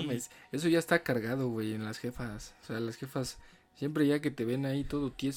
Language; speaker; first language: Spanish; native; Spanish